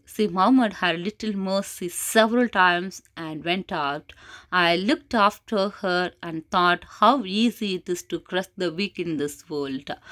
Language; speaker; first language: English; non-native, local second language; Tamil